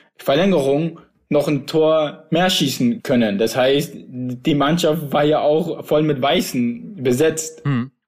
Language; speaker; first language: German; native; German